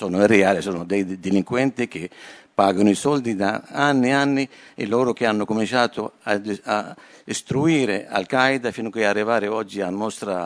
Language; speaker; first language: Italian; non-native, fluent; Arabic